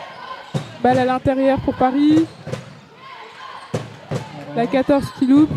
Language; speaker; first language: French; native; French